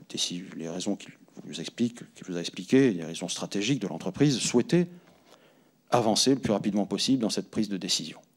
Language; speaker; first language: French; native; French